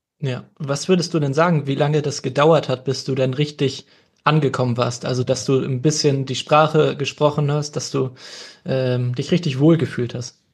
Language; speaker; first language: German; native; German